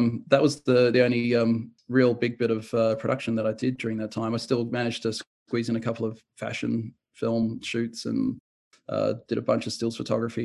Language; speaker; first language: English; native; English